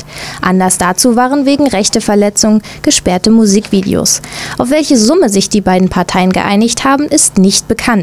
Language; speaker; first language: German; native; German